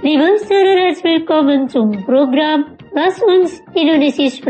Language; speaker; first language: German; non-native, learner; Indonesian